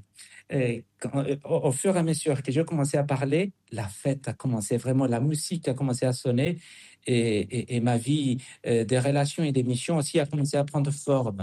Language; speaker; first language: French; non-native, fluent; Spanish